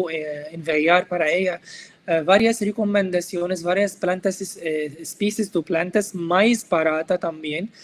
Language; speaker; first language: Portuguese; non-native, learner; Arabic